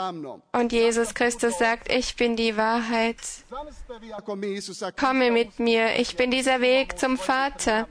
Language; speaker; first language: German; non-native, fluent; Croatian